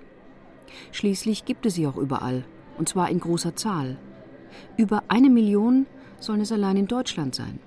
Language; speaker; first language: German; native; German